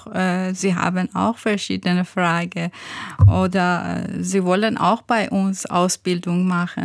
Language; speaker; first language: German; non-native, learner; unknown